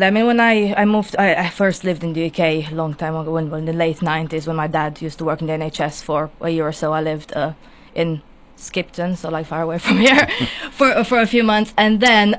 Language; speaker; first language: English; non-native, fluent; Romanian